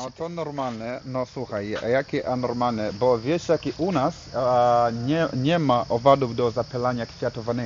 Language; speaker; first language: Polish; non-native, fluent; Swahili